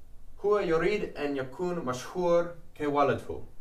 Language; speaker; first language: Arabic; non-native, learner; English